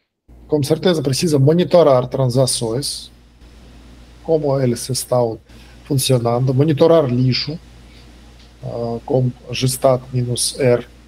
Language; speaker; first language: Portuguese; non-native, fluent; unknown